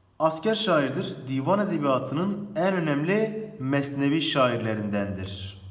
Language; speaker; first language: Turkish; native; Turkish